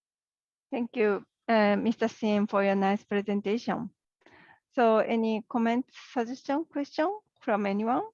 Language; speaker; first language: English; non-native, learner; Japanese